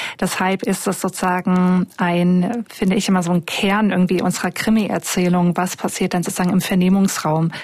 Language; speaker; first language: German; native; German